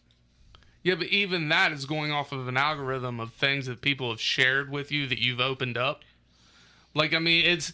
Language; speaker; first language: English; native; English